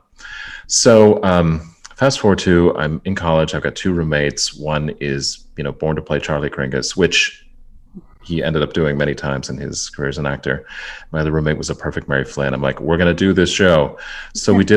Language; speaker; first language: English; native; English